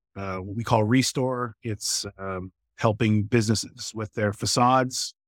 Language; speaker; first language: English; native; English